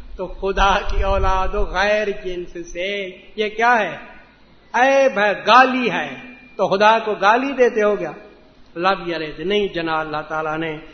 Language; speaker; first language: Urdu; non-native, local second language; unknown